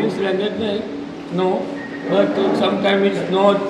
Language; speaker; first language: English; non-native, learner; Gujarati